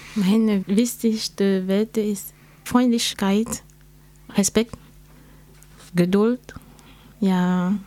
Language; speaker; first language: German; non-native, learner; French